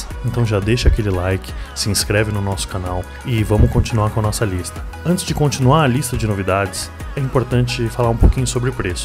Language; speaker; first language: Portuguese; native; Portuguese